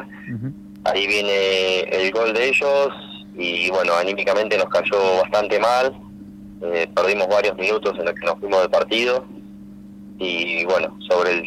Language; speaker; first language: Spanish; native; Spanish